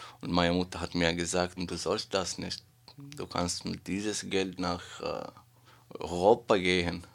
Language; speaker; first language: German; non-native, learner; Arabic